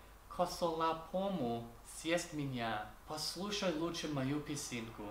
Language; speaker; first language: Russian; non-native, learner; English